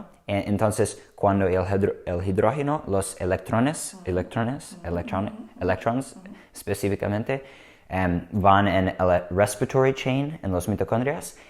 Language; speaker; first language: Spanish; non-native, learner; English